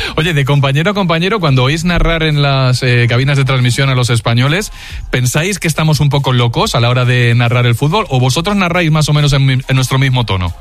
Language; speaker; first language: Spanish; native; Spanish